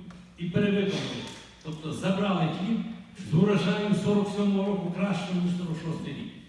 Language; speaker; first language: Ukrainian; native; Ukrainian